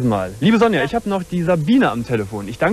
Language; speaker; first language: German; native; German